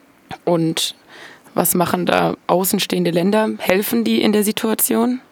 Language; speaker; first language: German; native; German